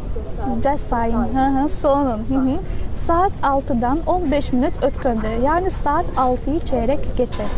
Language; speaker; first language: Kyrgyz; non-native, fluent; Turkish